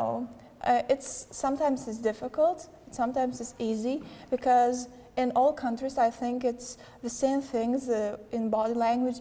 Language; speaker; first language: English; non-native, learner; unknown